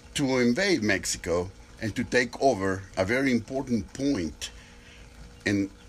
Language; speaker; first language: English; non-native, fluent; Spanish